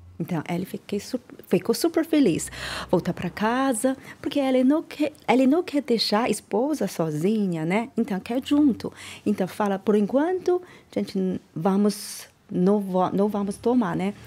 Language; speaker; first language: Portuguese; non-native, learner; Chinese